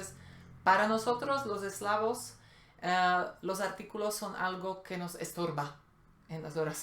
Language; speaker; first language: Spanish; non-native, fluent; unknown